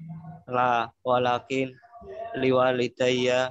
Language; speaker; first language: Arabic; non-native, learner; Indonesian